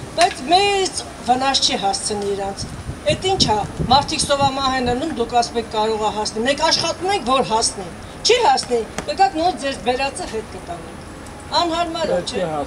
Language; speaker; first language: Armenian; native; Armenian